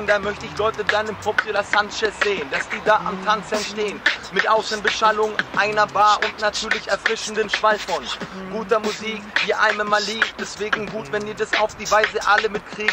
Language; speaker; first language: German; native; German